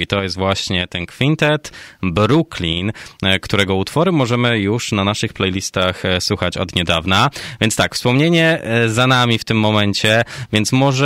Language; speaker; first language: Polish; native; Polish